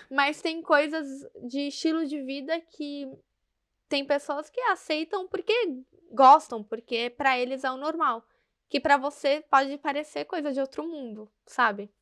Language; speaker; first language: Portuguese; native; Portuguese